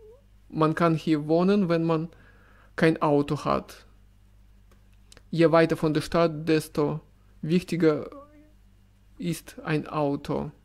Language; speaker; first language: German; non-native, fluent; Russian